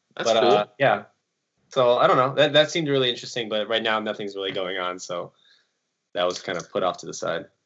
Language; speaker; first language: English; early bilingual, other home language; Ukrainian